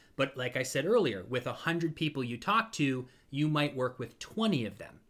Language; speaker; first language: English; native; English